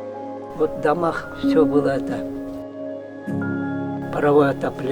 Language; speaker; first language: Russian; non-native, local second language; Kyrgyz